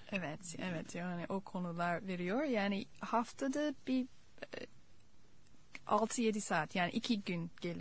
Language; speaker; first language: Turkish; non-native, fluent; English